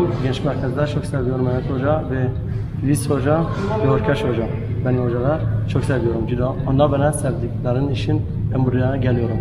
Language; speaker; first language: Turkish; non-native, learner; Arabic